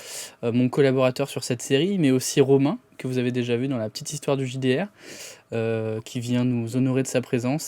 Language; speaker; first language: French; native; French